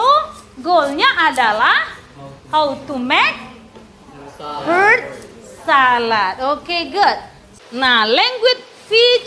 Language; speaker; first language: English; non-native, learner; Indonesian